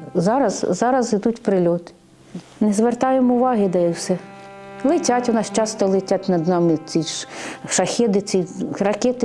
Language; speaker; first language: Ukrainian; native; Ukrainian